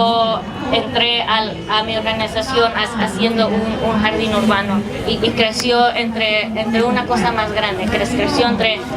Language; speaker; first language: Spanish; early bilingual, heritage; English